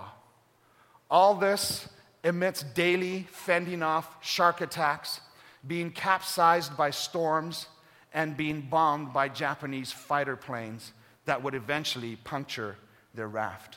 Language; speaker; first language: English; native; English